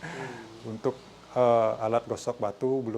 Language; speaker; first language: Indonesian; non-native, local second language; Balinese